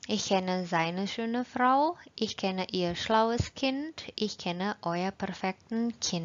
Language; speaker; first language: German; non-native, fluent; Indonesian